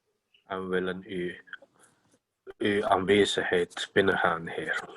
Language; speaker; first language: Dutch; non-native, fluent; Indonesian